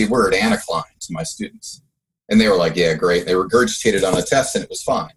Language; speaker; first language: English; native; English